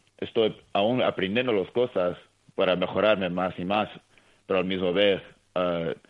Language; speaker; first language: Spanish; early bilingual, heritage; Spanish